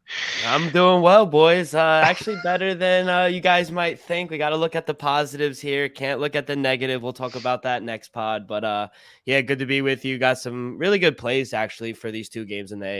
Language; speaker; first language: English; native; English